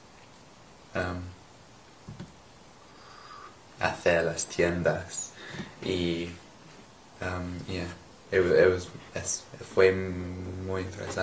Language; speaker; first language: Spanish; non-native, learner; English